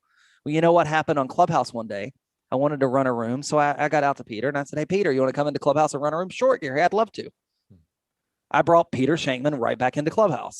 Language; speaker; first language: English; native; English